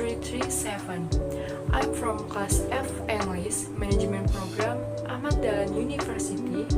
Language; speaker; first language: English; non-native, learner; Indonesian